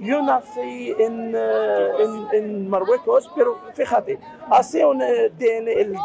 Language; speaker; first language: Spanish; non-native, fluent; Arabic